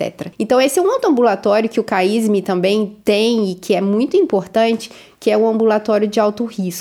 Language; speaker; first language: Portuguese; native; Portuguese